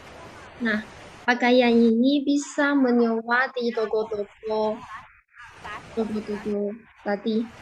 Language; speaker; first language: Indonesian; non-native, fluent; Chinese